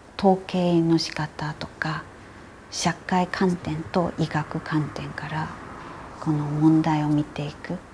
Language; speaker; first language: Japanese; non-native, fluent; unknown